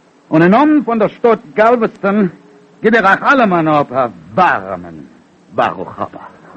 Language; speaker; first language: German; non-native, learner; English